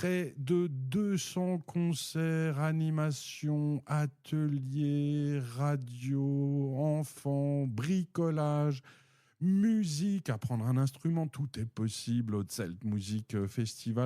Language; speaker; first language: French; native; French